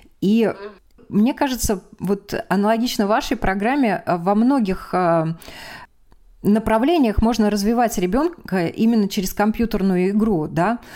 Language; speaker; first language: Russian; native; Russian